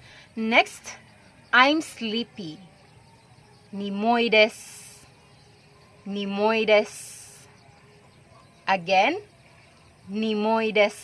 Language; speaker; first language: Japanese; non-native, fluent; Filipino